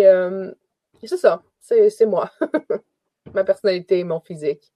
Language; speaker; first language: French; native; French